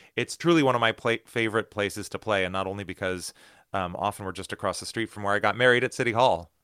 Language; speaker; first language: English; native; English